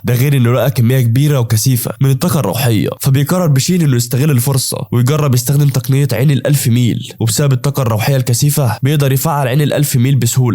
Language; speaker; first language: Arabic; native; Arabic